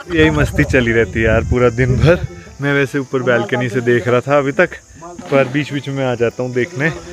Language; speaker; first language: Hindi; native; Hindi